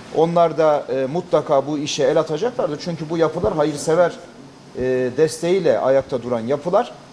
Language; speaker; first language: Turkish; native; Turkish